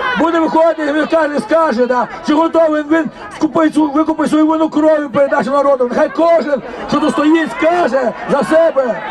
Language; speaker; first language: Ukrainian; native; Ukrainian